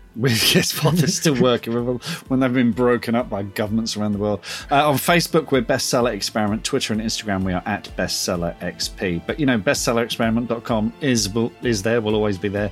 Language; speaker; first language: English; native; English